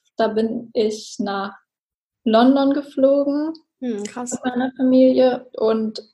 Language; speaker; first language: German; native; German